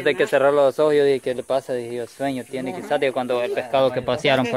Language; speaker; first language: Spanish; native; Spanish